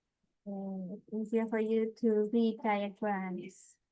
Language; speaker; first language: English; non-native, fluent; Indonesian